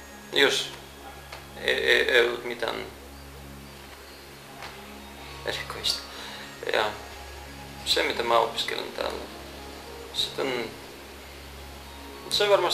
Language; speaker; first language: Finnish; non-native, fluent; Russian